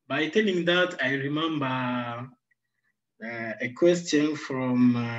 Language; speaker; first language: English; non-native, fluent; Sango